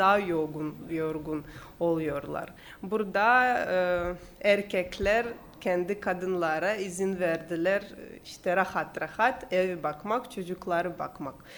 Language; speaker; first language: Turkish; non-native, fluent; Russian